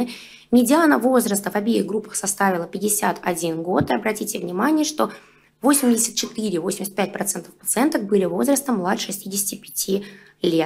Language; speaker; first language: Russian; native; Russian